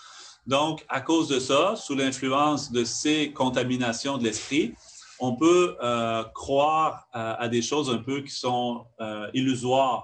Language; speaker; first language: French; native; French